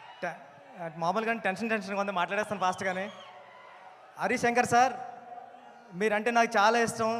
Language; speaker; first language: Telugu; native; Telugu